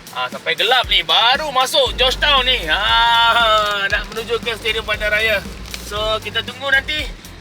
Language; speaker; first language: Malay; native; Malay